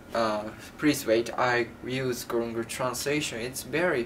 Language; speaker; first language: English; non-native, learner; Japanese